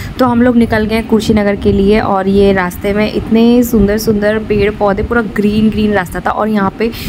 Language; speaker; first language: Hindi; non-native, local second language; Bangla